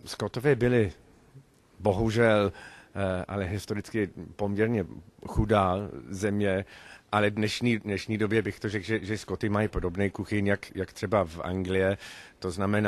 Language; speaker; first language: Czech; non-native, fluent; English